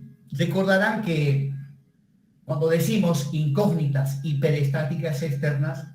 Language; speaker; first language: Spanish; native; Spanish